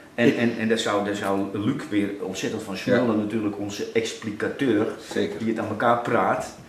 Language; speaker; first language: Dutch; native; Dutch